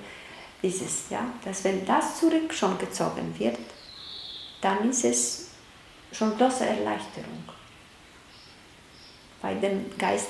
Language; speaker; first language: German; non-native, fluent; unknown